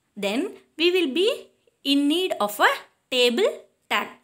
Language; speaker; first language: English; non-native, local second language; Tamil